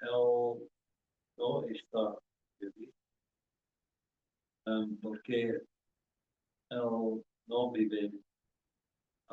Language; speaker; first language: Spanish; non-native, learner; English